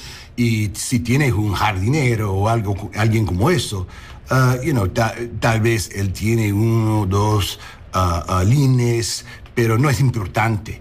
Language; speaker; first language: Spanish; non-native, learner; English